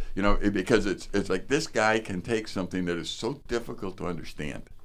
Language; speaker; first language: English; native; English